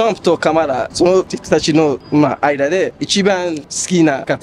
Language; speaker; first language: Japanese; non-native, learner; English